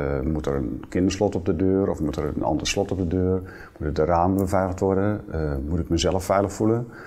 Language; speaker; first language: Dutch; native; Dutch